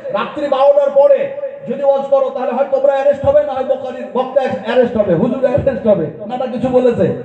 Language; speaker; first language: Bangla; non-native, local second language; Urdu